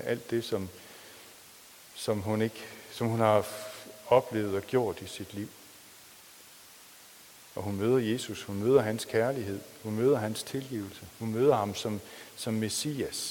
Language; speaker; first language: Danish; native; Danish